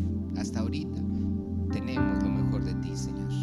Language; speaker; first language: Spanish; native; Spanish